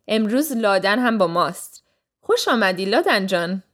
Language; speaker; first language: Persian; early bilingual, heritage; Persian